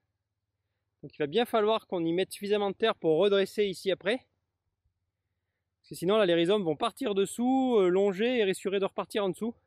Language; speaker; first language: French; native; French